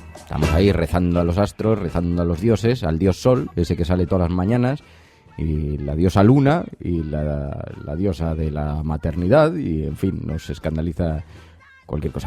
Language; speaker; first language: Spanish; native; Spanish